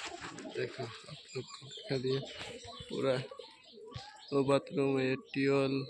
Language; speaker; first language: Hindi; non-native, local second language; Bangla